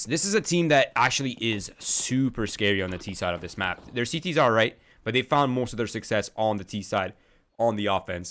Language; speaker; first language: English; native; English